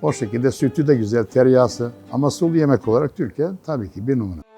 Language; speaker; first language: Turkish; non-native, fluent; Bosnian